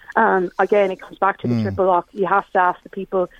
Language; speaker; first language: English; native; English